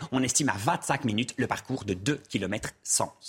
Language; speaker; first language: French; native; French